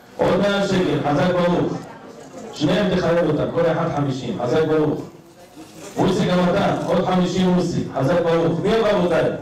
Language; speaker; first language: Hebrew; native; Hebrew